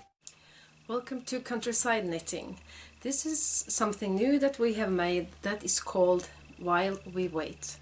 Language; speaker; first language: English; non-native, fluent; Norwegian